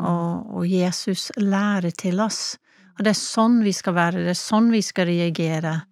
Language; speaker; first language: Norwegian; non-native, fluent; English